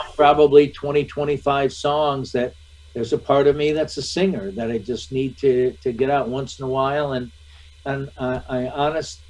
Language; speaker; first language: English; native; English